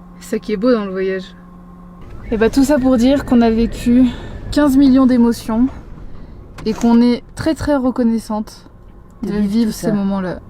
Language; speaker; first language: French; native; French